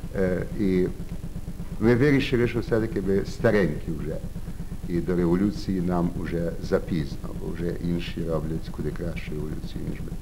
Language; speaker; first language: Ukrainian; early bilingual, heritage; Ukrainian